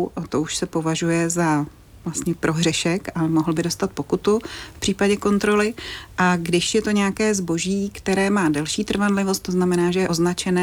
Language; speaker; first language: Czech; native; Czech